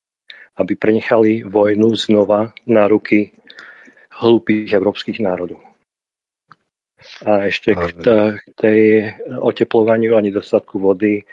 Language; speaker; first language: Slovak; native; Slovak